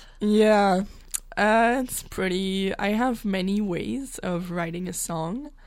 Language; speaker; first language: English; non-native, local second language; French